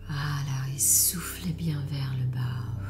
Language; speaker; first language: French; native; French